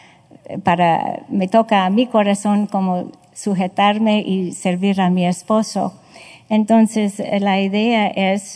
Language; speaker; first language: Spanish; non-native, fluent; English